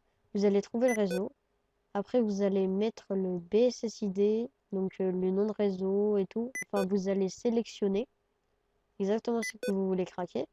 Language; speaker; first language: French; native; French